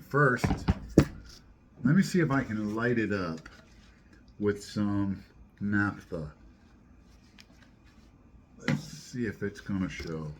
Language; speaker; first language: English; native; English